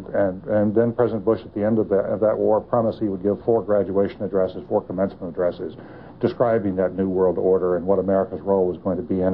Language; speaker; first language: English; native; English